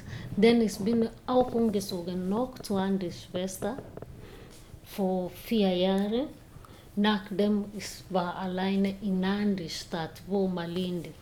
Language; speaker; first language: German; non-native, learner; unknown